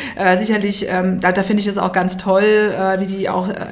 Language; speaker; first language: German; native; German